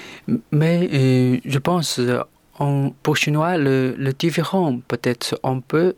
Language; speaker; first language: French; non-native, learner; Chinese